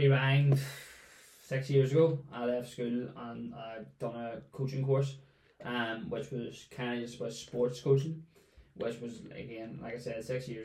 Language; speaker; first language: English; native; English